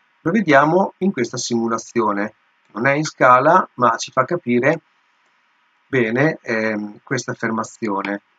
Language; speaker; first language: Italian; native; Italian